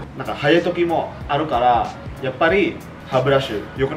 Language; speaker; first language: Japanese; non-native, fluent; Indonesian